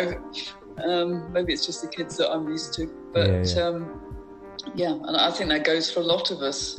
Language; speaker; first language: English; native; English